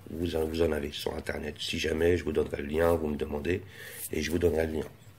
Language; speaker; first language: French; native; French